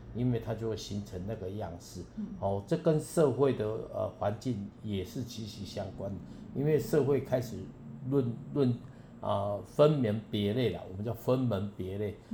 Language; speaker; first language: Chinese; non-native, local second language; Min Nan Chinese